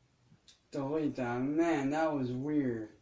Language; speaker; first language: English; native; English